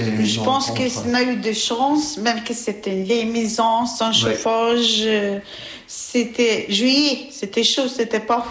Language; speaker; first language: French; non-native, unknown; Albanian